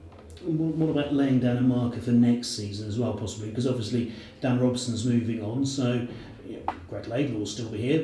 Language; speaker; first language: English; native; English